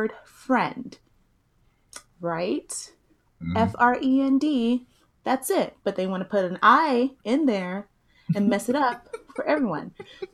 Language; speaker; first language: English; early bilingual, other home language; Yoruba